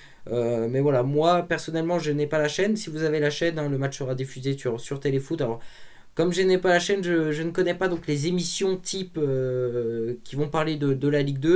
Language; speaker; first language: French; native; French